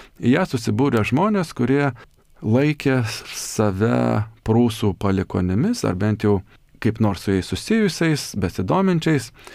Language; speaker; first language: Lithuanian; native; Lithuanian